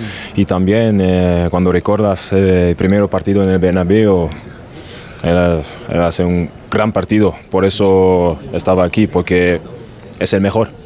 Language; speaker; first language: Spanish; non-native, learner; German